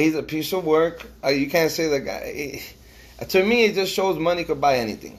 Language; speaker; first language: English; early bilingual, other home language; Spanish